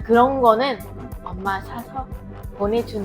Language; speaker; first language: Korean; non-native, fluent; Vietnamese